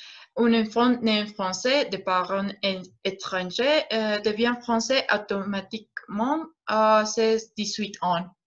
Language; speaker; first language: French; non-native, learner; Spanish